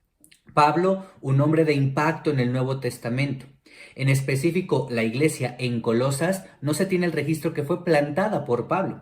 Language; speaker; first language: Spanish; native; Spanish